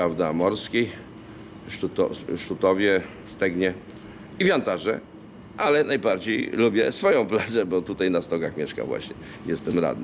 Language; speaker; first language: Polish; native; Polish